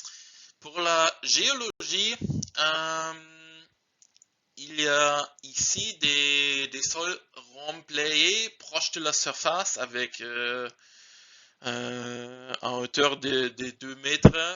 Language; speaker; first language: French; non-native, learner; German